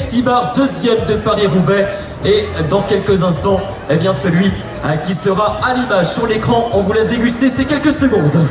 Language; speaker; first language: French; native; French